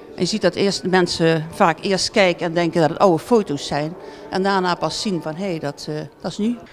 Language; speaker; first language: Dutch; native; Dutch